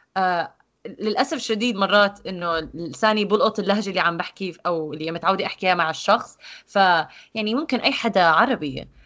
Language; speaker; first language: Arabic; native; Arabic